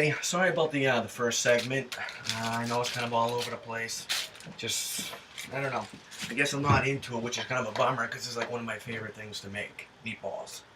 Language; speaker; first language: English; native; English